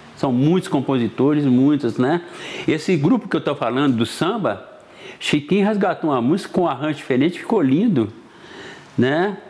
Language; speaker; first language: Portuguese; native; Portuguese